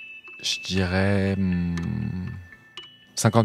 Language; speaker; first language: French; native; French